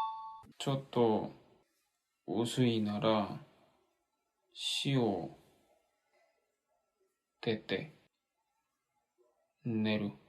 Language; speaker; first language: Japanese; non-native, learner; Korean